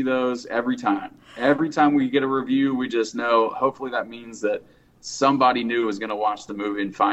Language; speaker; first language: English; native; English